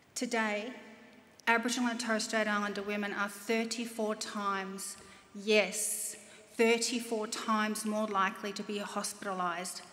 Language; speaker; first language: English; native; English